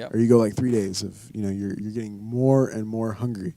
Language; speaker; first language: English; native; English